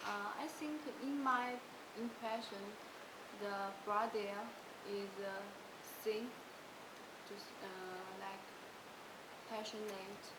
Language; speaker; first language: English; non-native, learner; Chinese